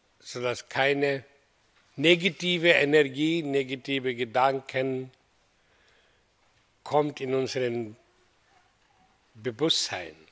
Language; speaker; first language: German; non-native, fluent; Hindi